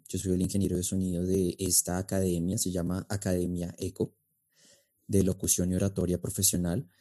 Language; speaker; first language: Spanish; native; Spanish